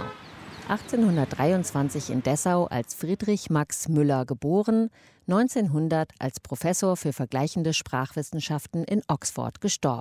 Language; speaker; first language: German; native; German